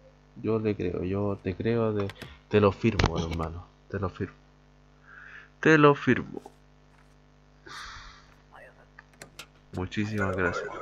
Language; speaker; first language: Spanish; native; Spanish